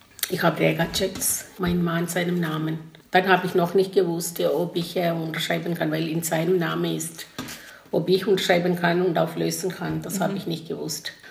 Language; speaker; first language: German; non-native, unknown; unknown